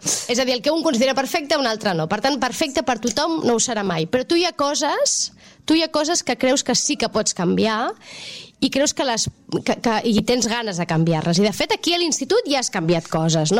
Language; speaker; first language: Catalan; native; Catalan